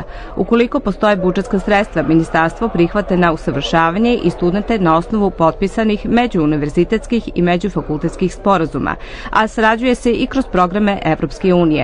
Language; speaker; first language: Serbian; native; Serbian